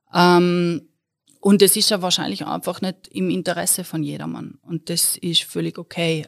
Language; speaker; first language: German; native; German